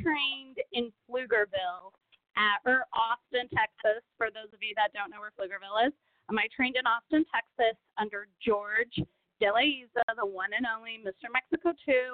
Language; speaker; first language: English; non-native, fluent; Portuguese